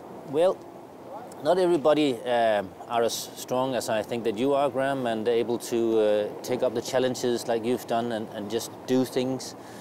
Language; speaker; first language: English; non-native, fluent; Danish